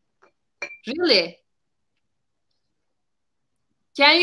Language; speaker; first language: English; non-native, fluent; Turkish